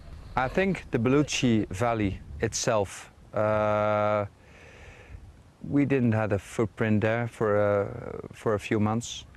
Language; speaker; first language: English; non-native, fluent; Dutch